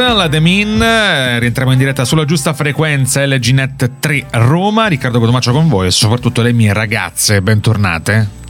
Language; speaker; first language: Italian; native; Italian